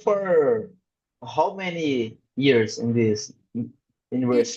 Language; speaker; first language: English; non-native, learner; Portuguese